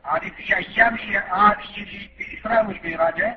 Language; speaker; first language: Arabic; non-native, learner; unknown